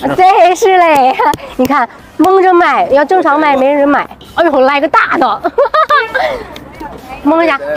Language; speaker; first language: Chinese; native; Chinese